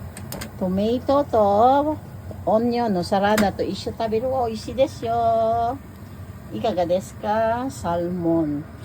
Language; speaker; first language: Japanese; non-native, learner; Filipino